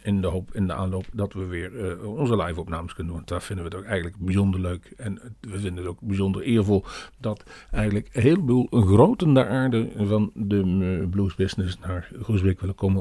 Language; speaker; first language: Dutch; native; Dutch